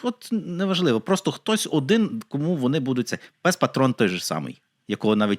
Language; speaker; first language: Ukrainian; native; Ukrainian